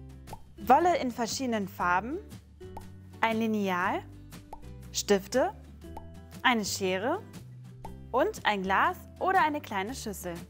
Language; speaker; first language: German; native; German